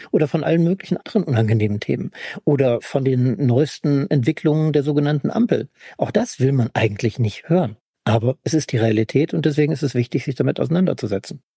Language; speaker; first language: German; native; German